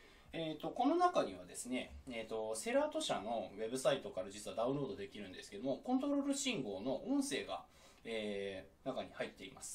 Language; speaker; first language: Japanese; native; Japanese